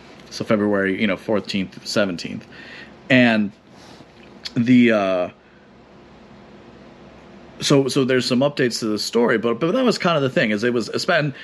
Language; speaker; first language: English; native; English